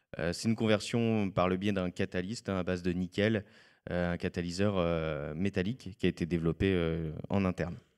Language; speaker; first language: French; native; French